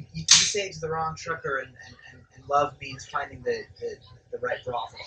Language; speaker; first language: English; native; English